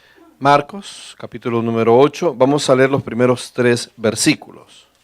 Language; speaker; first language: Spanish; native; Spanish